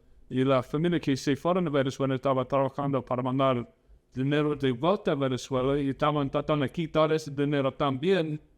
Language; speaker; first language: Spanish; non-native, fluent; English